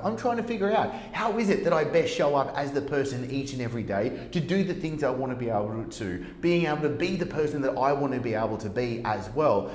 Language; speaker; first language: English; native; English